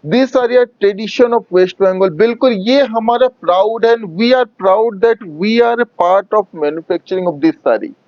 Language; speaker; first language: Hindi; non-native, local second language; Bangla